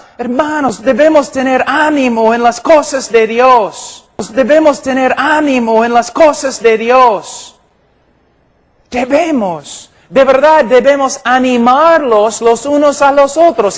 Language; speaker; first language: Spanish; non-native, fluent; English